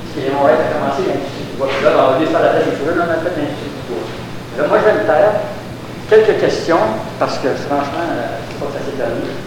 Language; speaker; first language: French; native; French